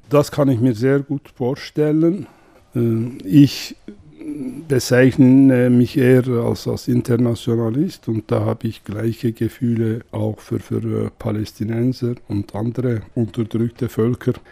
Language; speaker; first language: German; non-native, fluent; Kurdish